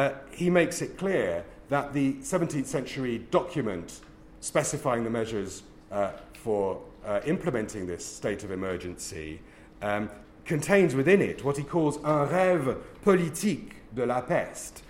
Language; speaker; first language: English; native; English